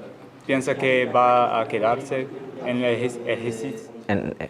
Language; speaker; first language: Spanish; non-native, learner; English